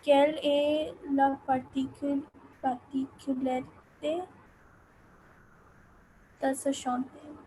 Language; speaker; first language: French; non-native, learner; Hindi